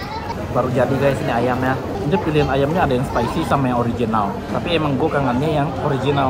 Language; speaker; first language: Indonesian; native; Indonesian